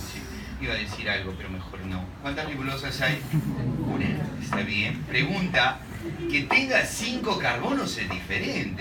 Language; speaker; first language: Spanish; native; Spanish